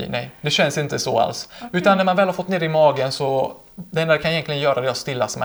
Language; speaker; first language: Swedish; native; Swedish